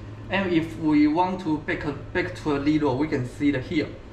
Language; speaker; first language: English; non-native, learner; Chinese